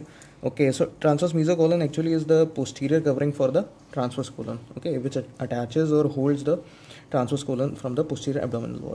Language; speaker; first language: English; non-native, local second language; Hindi